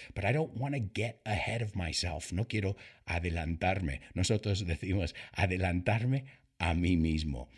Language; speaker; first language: English; native; English